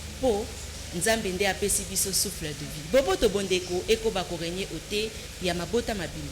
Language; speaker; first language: Lingala; native; Lingala